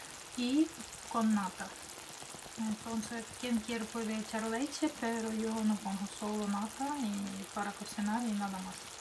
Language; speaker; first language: Spanish; non-native, fluent; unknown